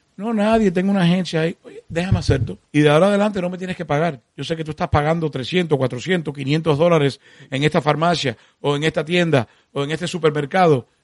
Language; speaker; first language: Spanish; early bilingual, heritage; Spanish